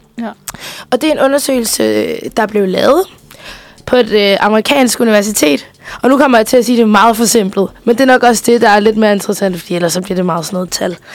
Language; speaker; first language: Danish; early bilingual, other home language; Spanish